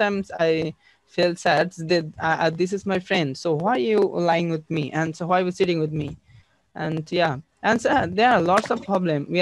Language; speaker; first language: English; non-native, learner; Bangla